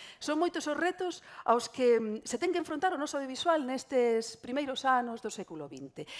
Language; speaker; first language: Galician; non-native, local second language; Spanish